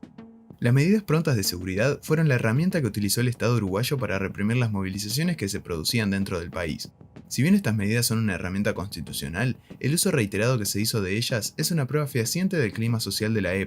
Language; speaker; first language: Spanish; native; Spanish